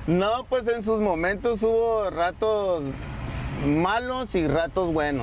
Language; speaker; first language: Spanish; native; Spanish